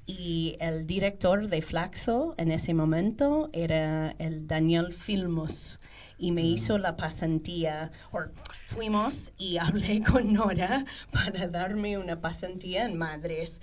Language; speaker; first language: Spanish; non-native, fluent; English